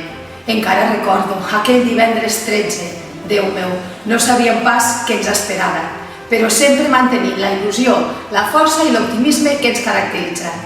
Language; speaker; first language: Catalan; native; Catalan